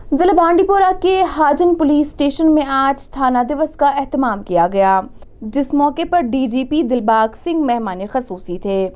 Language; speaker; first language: Urdu; non-native, local second language; Kashmiri